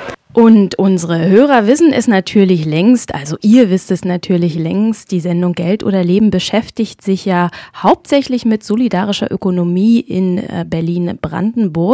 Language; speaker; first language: German; native; German